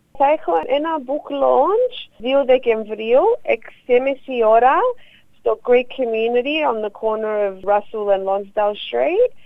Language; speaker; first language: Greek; early bilingual, heritage; Greek